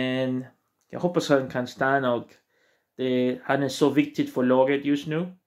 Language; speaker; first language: Swedish; non-native, learner; Portuguese